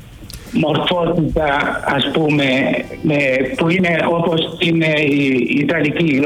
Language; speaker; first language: Greek; early bilingual, heritage; Greek